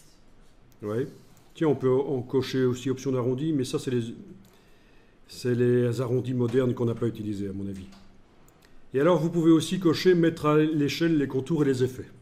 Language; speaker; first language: French; native; French